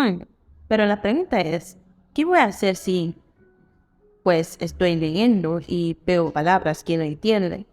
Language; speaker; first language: Spanish; non-native, fluent; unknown